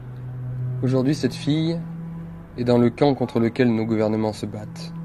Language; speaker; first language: French; native; French